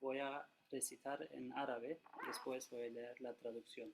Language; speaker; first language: Spanish; non-native, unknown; Turkish